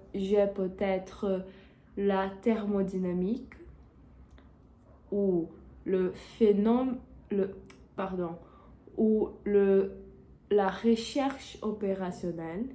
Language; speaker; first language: French; non-native, learner; Portuguese